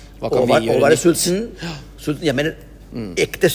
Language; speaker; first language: Norwegian; non-native, fluent; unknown